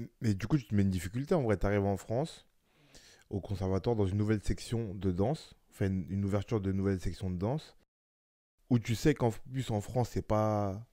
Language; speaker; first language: French; native; French